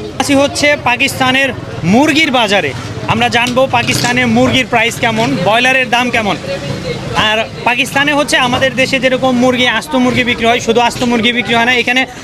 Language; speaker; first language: Bangla; native; Bangla